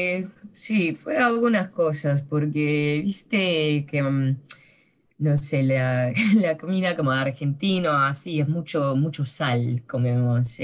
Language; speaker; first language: Spanish; early bilingual, heritage; Spanish